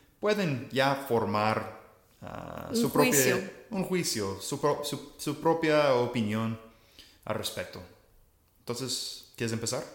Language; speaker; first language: Spanish; non-native, fluent; English